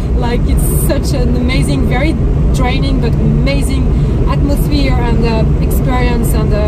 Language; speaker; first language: English; non-native, fluent; French